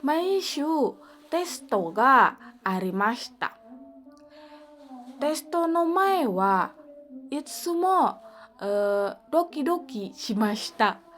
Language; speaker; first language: Japanese; non-native, learner; Indonesian